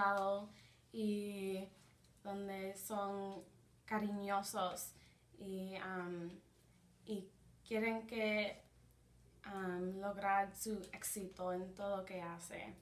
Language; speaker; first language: Spanish; early bilingual, heritage; Spanish